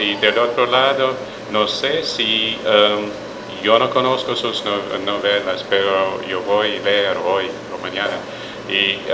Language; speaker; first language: Spanish; non-native, fluent; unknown